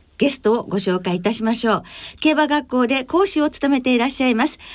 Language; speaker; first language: Japanese; native; Japanese